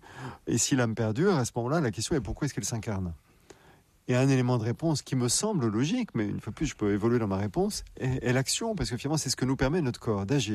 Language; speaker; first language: French; native; French